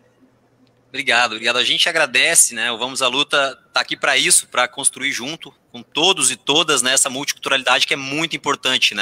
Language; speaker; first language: Portuguese; native; Portuguese